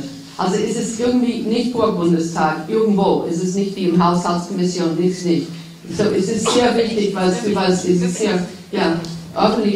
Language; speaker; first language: German; non-native, fluent; English